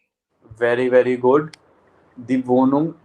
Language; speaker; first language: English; non-native, local second language; Hindi